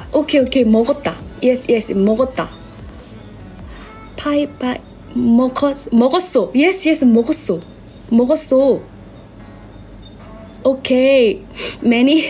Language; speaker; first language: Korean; non-native, learner; Thai